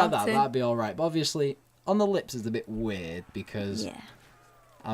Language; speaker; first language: English; native; English